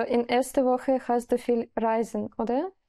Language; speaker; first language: German; non-native, learner; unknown